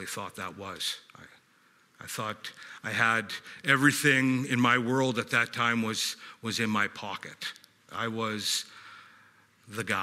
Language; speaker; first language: English; native; English